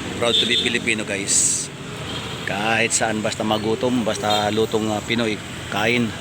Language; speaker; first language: Filipino; native; Filipino